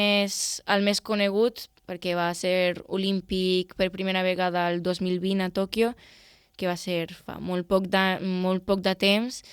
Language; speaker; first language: Catalan; non-native, local second language; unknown